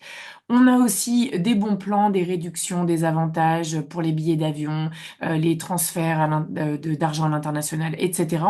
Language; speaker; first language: French; native; French